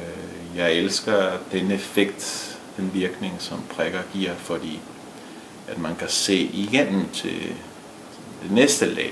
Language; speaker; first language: Danish; early bilingual, other home language; Spanish